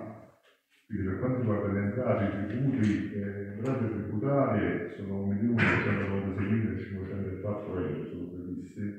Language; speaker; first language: Italian; native; Italian